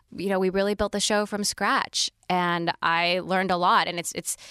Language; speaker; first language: English; native; English